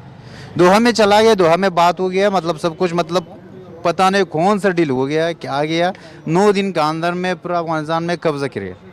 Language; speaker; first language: Hindi; non-native, learner; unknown